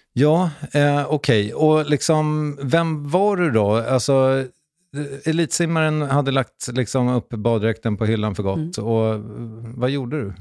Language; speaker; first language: Swedish; native; Swedish